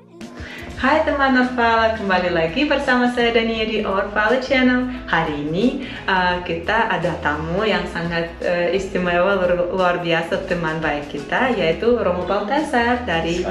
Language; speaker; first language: Indonesian; non-native, fluent; Russian